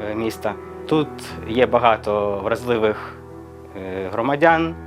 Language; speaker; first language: Ukrainian; native; Ukrainian